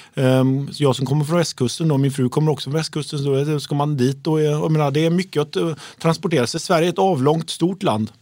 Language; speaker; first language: Swedish; native; Swedish